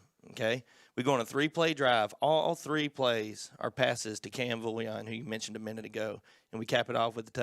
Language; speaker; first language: English; native; English